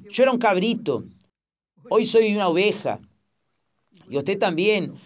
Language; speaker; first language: Spanish; non-native, fluent; Portuguese